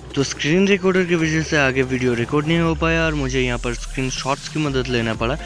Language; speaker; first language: Hindi; non-native, local second language; Bangla